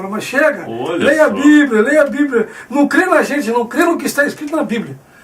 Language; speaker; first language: Portuguese; native; Portuguese